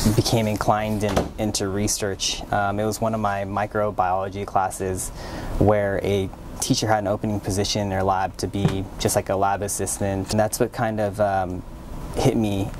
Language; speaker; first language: English; native; English